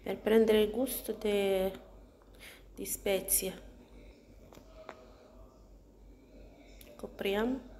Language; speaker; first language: Italian; non-native, learner; Arabic